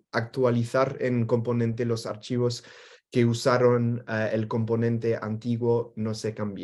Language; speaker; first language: Spanish; non-native, fluent; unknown